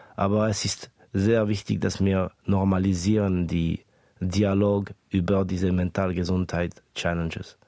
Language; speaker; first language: German; early bilingual, other home language; Estonian